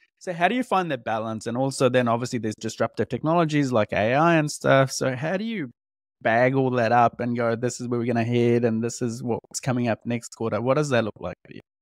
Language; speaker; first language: English; native; English